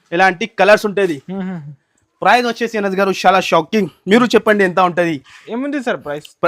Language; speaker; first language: Telugu; non-native, local second language; Urdu